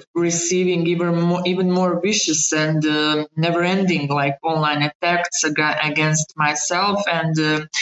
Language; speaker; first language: English; non-native, fluent; Bosnian